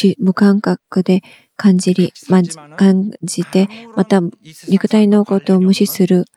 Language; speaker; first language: Japanese; non-native, fluent; Korean